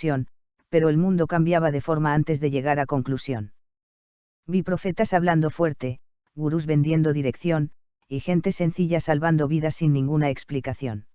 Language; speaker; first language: Spanish; native; Spanish